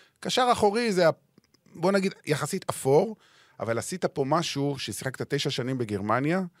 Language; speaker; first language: Hebrew; native; Hebrew